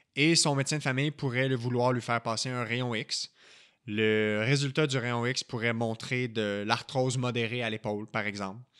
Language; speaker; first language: French; native; French